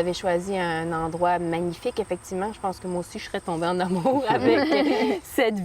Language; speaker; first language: French; native; French